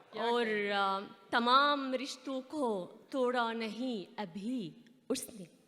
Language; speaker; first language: Urdu; non-native, fluent; Arabic